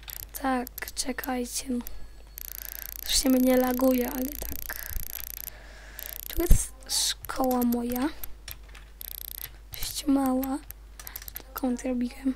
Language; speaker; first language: Polish; native; Polish